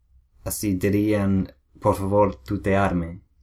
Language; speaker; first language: Spanish; non-native, learner; English